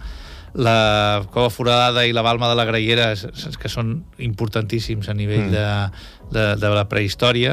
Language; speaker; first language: Catalan; native; Catalan